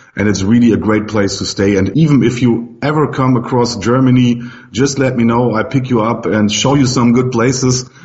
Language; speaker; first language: English; non-native, fluent; German